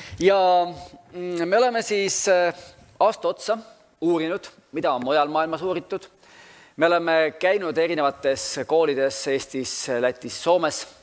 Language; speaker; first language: Estonian; native; Estonian